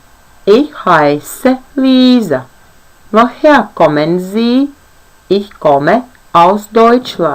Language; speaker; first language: German; non-native, fluent; Latvian